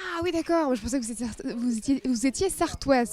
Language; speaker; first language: French; native; French